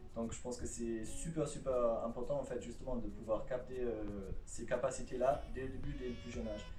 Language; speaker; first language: French; non-native, fluent; German